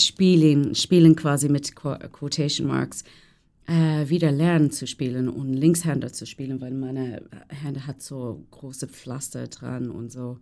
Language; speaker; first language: German; non-native, fluent; English